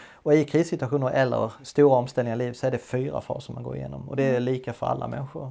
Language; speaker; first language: Swedish; native; Swedish